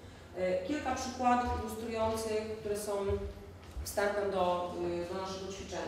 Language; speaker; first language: Polish; native; Polish